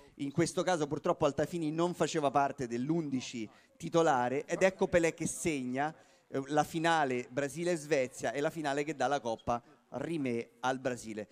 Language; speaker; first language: Italian; native; Italian